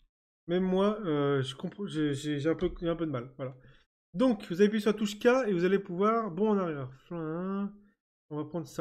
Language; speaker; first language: French; native; French